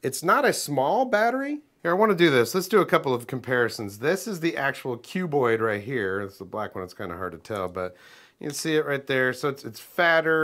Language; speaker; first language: English; native; English